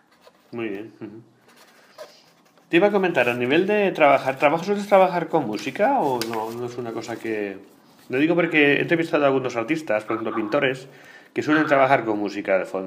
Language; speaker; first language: Spanish; native; Spanish